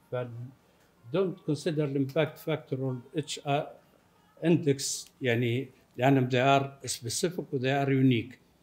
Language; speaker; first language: English; non-native, fluent; Arabic